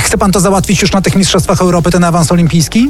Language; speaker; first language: Polish; native; Polish